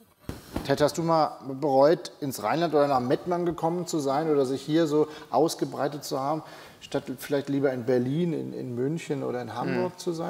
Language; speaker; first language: German; native; German